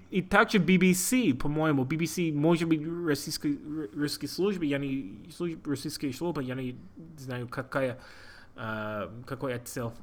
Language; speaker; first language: Russian; non-native, learner; English